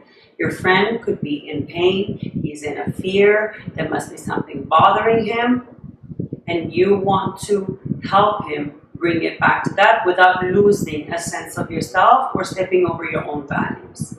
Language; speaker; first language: English; non-native, fluent; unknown